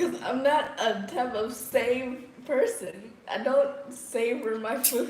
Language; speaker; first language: English; native; English